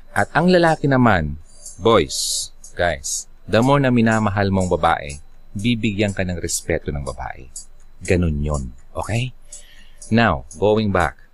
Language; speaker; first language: Filipino; non-native, local second language; Bikol